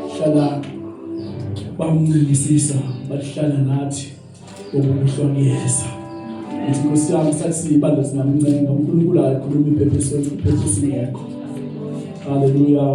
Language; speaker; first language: Zulu; native; Zulu